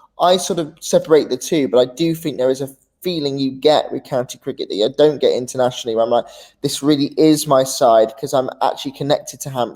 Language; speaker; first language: English; native; English